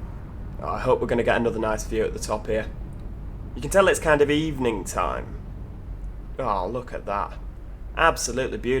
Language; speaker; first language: English; native; English